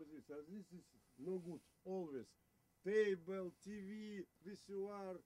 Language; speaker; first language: English; non-native, learner; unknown